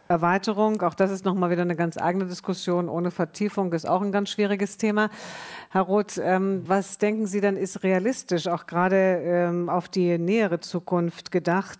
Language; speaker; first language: German; native; German